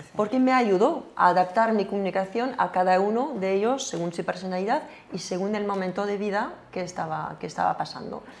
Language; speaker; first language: Spanish; non-native, fluent; French